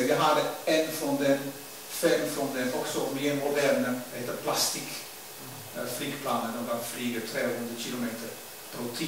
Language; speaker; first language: Swedish; non-native, learner; Dutch